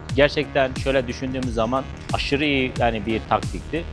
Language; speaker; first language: Turkish; native; Turkish